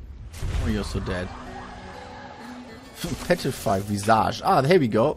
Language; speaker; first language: English; non-native, fluent; German